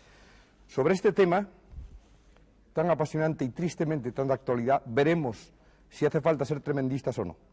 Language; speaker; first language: Spanish; native; Spanish